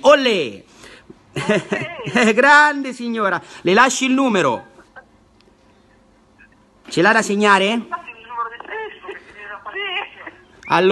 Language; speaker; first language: Italian; native; Italian